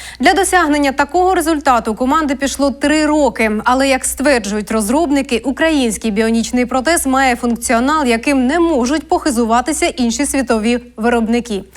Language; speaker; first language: Ukrainian; native; Ukrainian